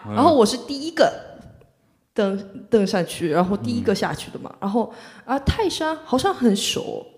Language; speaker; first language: Chinese; non-native, fluent; Korean